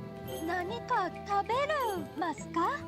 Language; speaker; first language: Japanese; non-native, learner; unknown